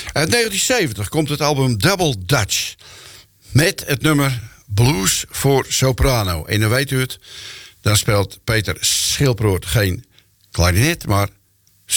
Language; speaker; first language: Dutch; native; Dutch